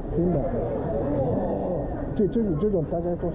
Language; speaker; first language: Chinese; non-native, learner; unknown